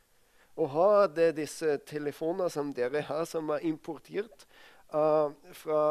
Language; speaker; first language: Norwegian; non-native, fluent; German